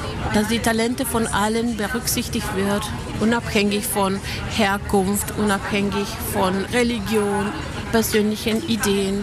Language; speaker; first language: German; non-native, fluent; Spanish